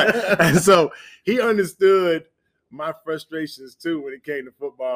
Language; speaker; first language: English; native; English